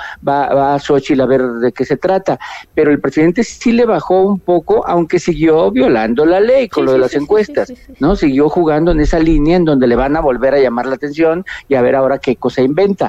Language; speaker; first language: Spanish; native; Spanish